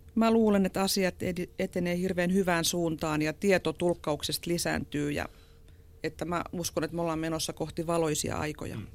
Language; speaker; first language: Finnish; native; Finnish